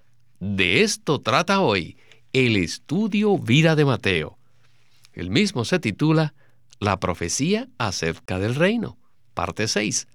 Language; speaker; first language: Spanish; native; Spanish